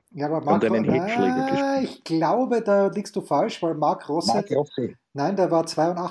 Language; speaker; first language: German; native; German